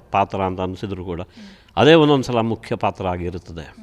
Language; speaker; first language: Kannada; early bilingual, other home language; Konkani